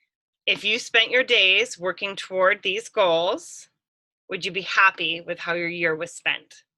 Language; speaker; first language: English; native; English